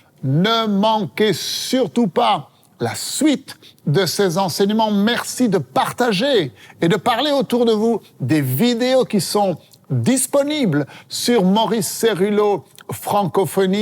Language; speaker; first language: French; native; French